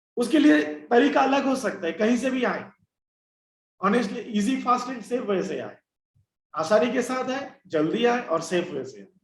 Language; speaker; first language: Hindi; non-native, local second language; Bangla